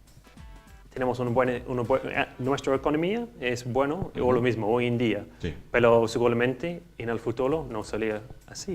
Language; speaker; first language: Spanish; non-native, learner; English